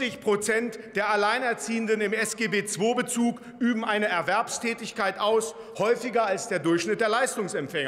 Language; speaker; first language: German; native; German